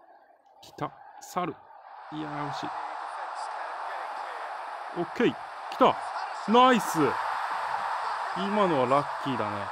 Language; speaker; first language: Japanese; native; Japanese